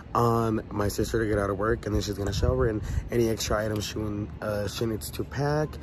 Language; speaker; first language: English; early bilingual, other home language; Spanish